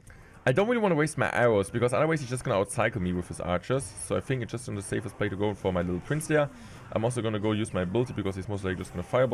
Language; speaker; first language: English; non-native, fluent; German